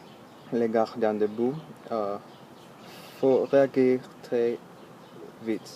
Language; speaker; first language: French; non-native, learner; English